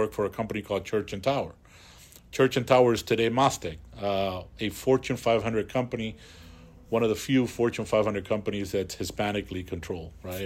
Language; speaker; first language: English; early bilingual, other home language; Spanish